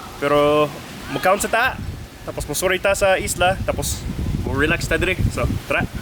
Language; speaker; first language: Cebuano; non-native, fluent; English